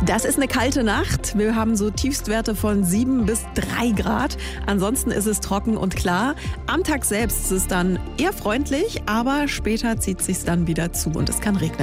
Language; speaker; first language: German; native; German